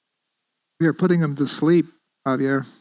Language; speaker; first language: English; non-native, learner; Spanish